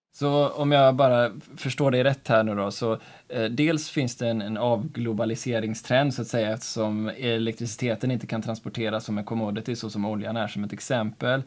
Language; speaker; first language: Swedish; native; Swedish